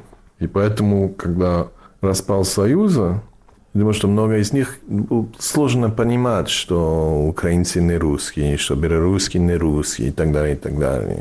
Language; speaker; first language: Russian; non-native, fluent; English